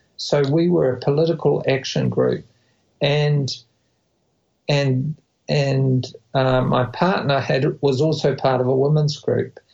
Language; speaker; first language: English; native; English